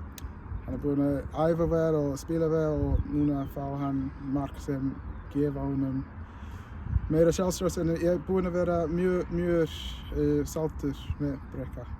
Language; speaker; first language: Icelandic; non-native, learner; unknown